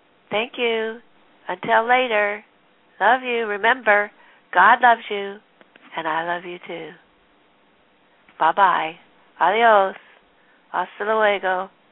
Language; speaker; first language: English; native; English